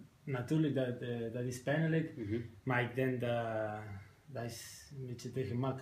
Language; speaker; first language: Dutch; non-native, fluent; Spanish